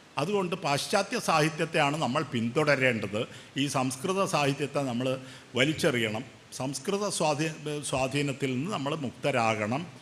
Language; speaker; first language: Malayalam; native; Malayalam